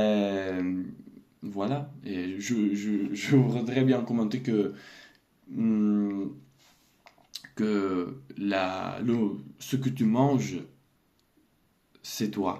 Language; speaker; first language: French; non-native, learner; Russian